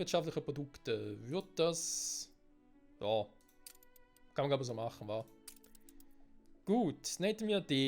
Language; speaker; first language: German; native; German